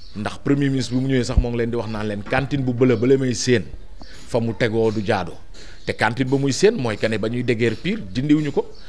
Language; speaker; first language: Wolof; native; Wolof